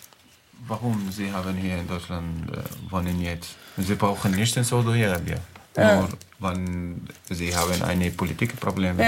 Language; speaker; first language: German; non-native, learner; Arabic